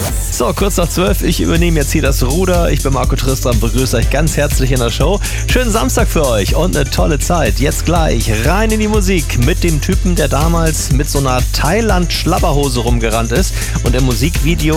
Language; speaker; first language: German; native; German